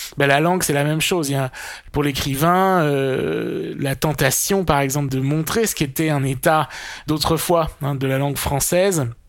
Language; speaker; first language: French; native; French